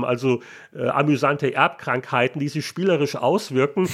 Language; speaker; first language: German; native; German